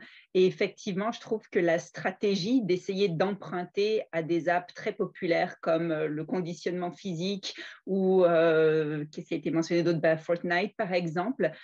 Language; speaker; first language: French; native; French